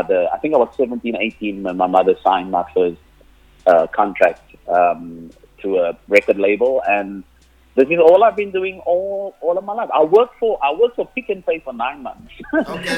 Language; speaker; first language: English; non-native, local second language; Afrikaans